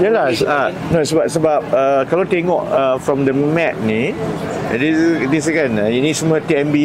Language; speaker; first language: Malay; native; Malay